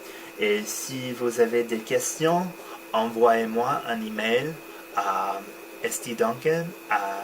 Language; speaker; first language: French; non-native, learner; English